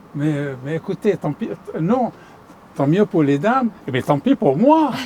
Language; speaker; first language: French; non-native, fluent; Arabic